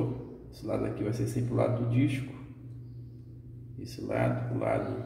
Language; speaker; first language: Portuguese; native; Portuguese